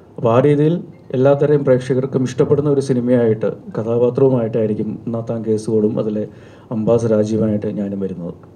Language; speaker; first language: Malayalam; native; Malayalam